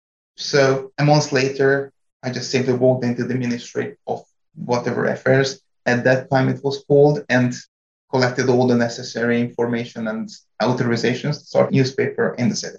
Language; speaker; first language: English; non-native, fluent; Hungarian